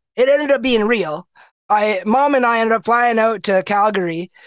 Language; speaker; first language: English; native; English